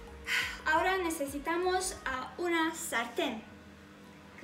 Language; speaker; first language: Spanish; non-native, fluent; Turkish